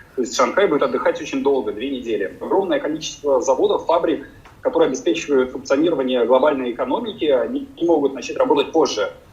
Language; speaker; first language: Russian; native; Russian